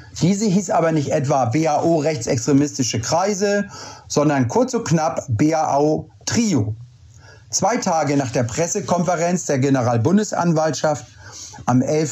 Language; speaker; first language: German; native; German